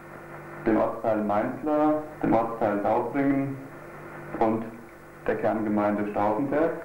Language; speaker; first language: German; native; German